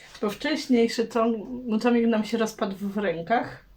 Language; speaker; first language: Polish; native; Polish